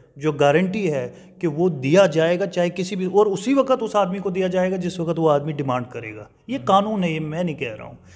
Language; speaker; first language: Hindi; non-native, local second language; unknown